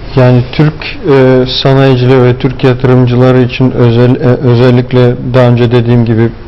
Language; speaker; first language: Turkish; non-native, fluent; Tatar